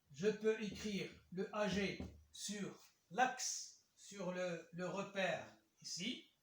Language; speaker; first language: French; non-native, local second language; Arabic